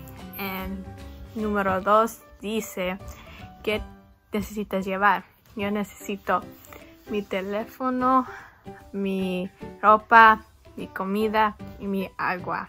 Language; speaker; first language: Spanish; non-native, learner; English